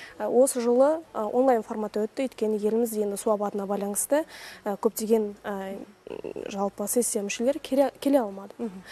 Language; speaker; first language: Kazakh; non-native, local second language; Russian